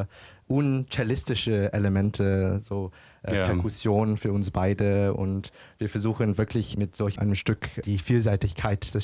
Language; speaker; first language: German; non-native, fluent; English